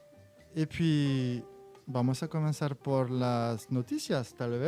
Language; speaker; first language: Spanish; non-native, fluent; French